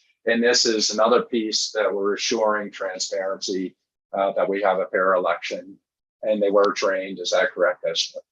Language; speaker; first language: English; native; English